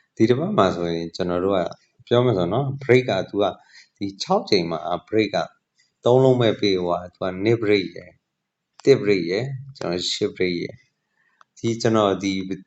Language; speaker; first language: Burmese; native; Burmese